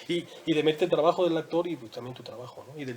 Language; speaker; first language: Spanish; native; Spanish